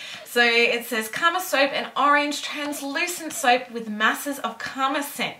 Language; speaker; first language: English; native; English